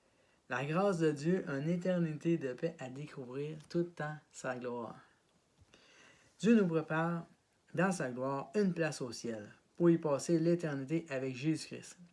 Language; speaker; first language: French; native; French